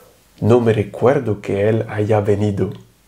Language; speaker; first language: Spanish; non-native, fluent; French